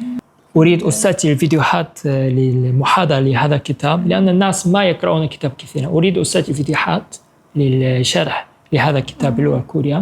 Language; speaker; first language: Arabic; non-native, fluent; Korean